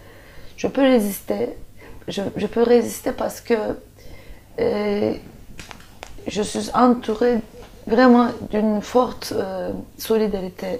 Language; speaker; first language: French; non-native, fluent; Turkish